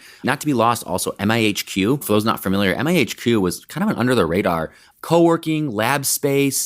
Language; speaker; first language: English; native; English